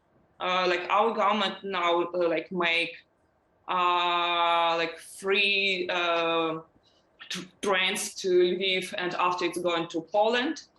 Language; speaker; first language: English; non-native, learner; Ukrainian